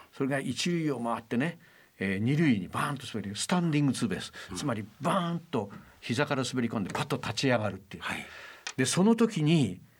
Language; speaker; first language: Japanese; native; Japanese